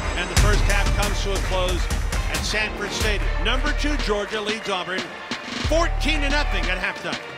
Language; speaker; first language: English; native; English